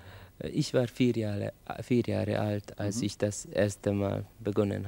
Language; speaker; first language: German; non-native, learner; Hungarian